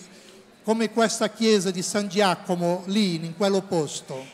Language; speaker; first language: Italian; non-native, learner; Portuguese